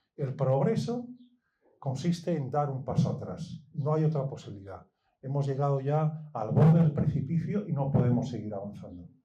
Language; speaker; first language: Spanish; native; Spanish